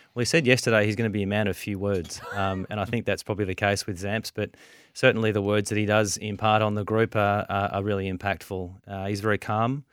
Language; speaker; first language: English; native; English